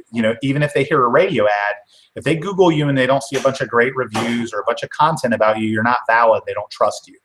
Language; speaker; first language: English; native; English